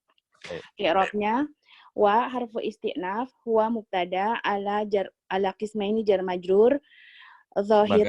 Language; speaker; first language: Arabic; non-native, learner; Indonesian